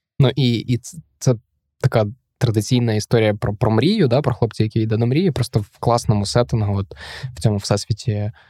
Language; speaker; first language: Ukrainian; native; Ukrainian